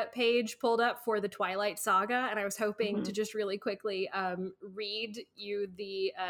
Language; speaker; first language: English; native; English